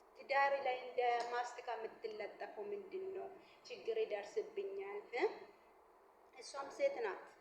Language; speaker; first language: Amharic; non-native, local second language; Oromo